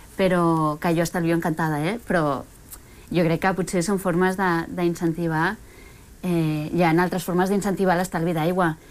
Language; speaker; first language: Catalan; early bilingual, other home language; Spanish